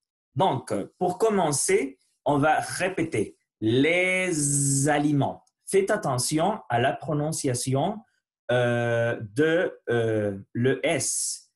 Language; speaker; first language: French; non-native, learner; Spanish